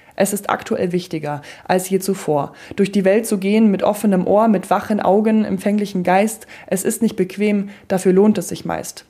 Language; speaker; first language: German; native; German